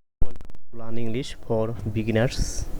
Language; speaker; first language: English; non-native, fluent; Bangla